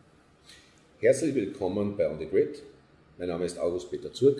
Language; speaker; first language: German; native; German